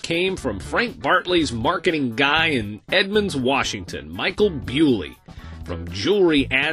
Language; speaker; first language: English; native; English